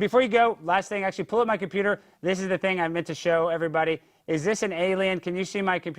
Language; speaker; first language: English; native; English